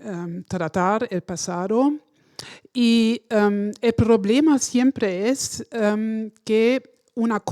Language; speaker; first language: Spanish; non-native, learner; German